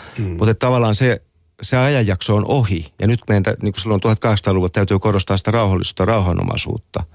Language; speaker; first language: Finnish; native; Finnish